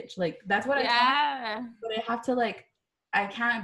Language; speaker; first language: English; native; English